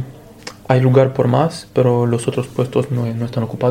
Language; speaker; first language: Spanish; non-native, fluent; Romanian